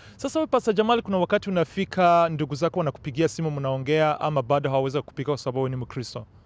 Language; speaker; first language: Swahili; non-native, local second language; Kinyarwanda